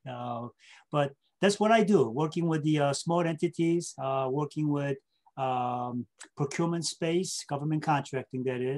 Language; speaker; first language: English; non-native, fluent; Korean